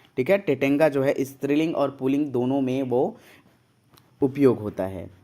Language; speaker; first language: Hindi; native; Hindi